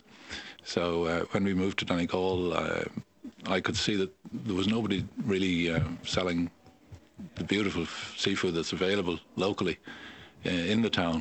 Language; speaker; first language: English; native; English